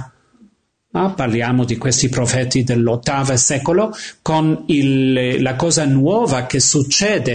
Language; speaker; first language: Italian; non-native, fluent; English